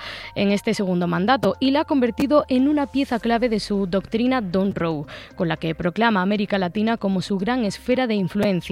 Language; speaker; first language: Spanish; native; Spanish